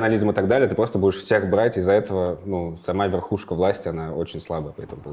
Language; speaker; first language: Russian; native; Russian